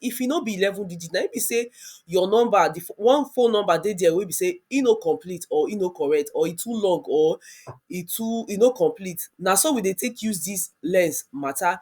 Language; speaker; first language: Nigerian Pidgin; non-native, local second language; Yoruba